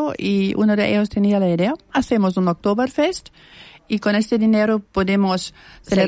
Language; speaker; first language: Spanish; non-native, fluent; German